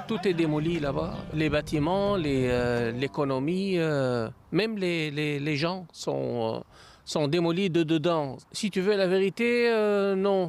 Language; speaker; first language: French; non-native, fluent; Arabic